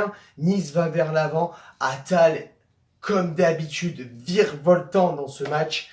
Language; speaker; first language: French; native; French